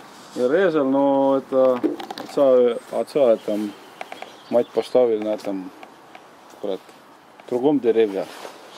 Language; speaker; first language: Russian; non-native, learner; Latvian